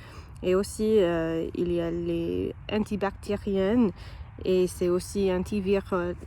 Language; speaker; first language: French; non-native, learner; English